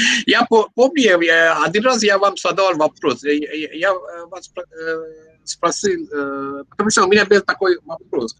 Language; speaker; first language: Russian; non-native, learner; Sinhala